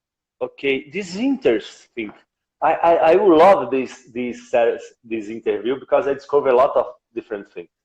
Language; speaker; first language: English; non-native, learner; Portuguese